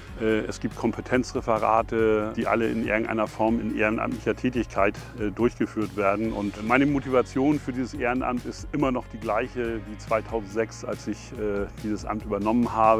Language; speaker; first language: German; native; German